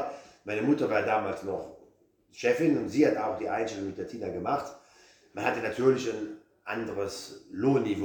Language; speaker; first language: German; native; German